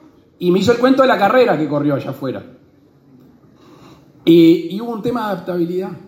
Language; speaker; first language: Spanish; native; Spanish